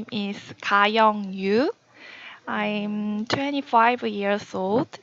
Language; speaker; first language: English; non-native, learner; Korean